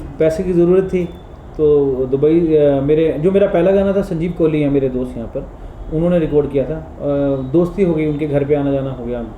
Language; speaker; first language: Hindi; non-native, local second language; Punjabi